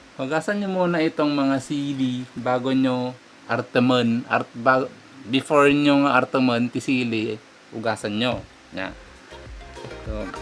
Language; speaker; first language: Filipino; non-native, local second language; Iloko